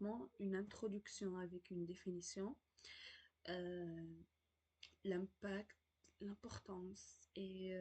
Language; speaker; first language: French; non-native, learner; Arabic